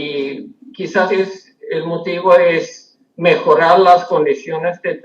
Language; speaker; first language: Spanish; non-native, fluent; Swedish